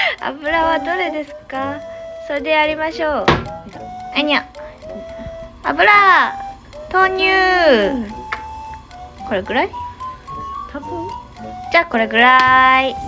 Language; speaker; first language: Japanese; native; Japanese